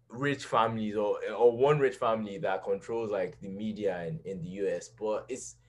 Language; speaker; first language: English; non-native, local second language; Yoruba